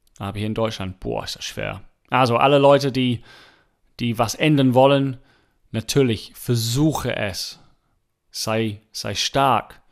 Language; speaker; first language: German; non-native, fluent; English